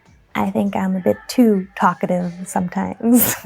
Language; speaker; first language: English; non-native, fluent; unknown